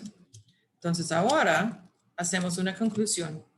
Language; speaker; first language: Spanish; non-native, fluent; English